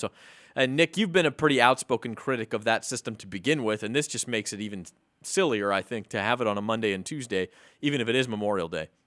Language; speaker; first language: English; native; English